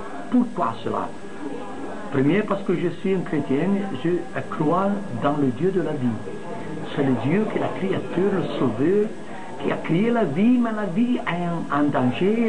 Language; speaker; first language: French; non-native, fluent; Italian